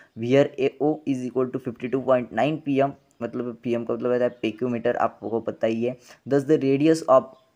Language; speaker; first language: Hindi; non-native, local second language; Marathi